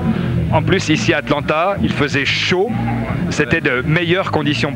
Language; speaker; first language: French; native; French